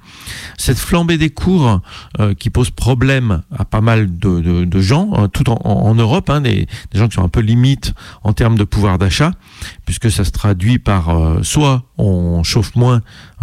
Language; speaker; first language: French; native; French